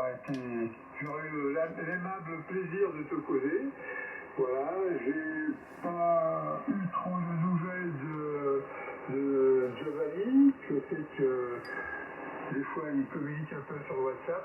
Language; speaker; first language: French; native; French